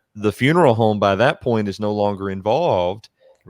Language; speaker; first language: English; native; English